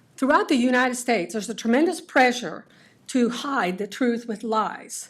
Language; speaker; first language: English; early bilingual, other home language; Spanish